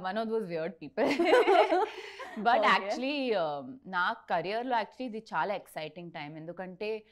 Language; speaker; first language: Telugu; non-native, learner; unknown